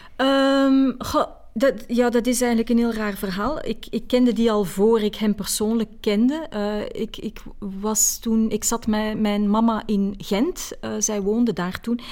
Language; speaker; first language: Dutch; native; Dutch